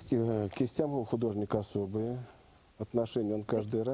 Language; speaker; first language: Russian; native; Russian